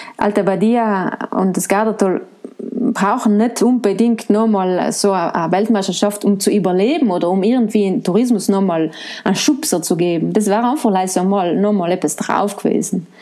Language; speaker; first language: German; non-native, local second language; Ladin